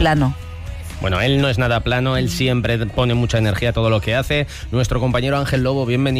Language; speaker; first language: Spanish; native; Spanish